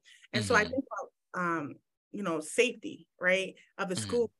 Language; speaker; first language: English; native; English